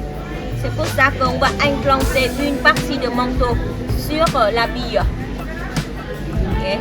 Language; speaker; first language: French; non-native, fluent; Vietnamese